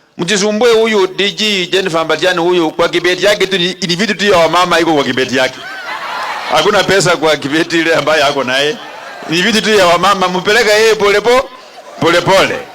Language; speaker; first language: Swahili; non-native, local second language; Kalenjin